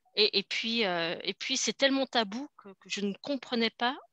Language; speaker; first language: French; native; French